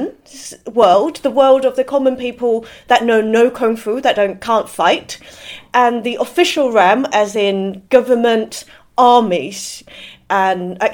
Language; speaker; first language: English; non-native, local second language; Cantonese